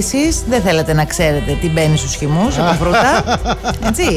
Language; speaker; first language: Greek; native; Greek